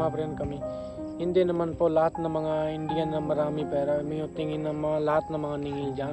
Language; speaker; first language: Filipino; non-native, learner; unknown